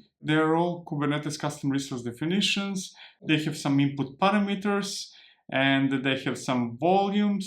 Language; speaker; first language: English; non-native, fluent; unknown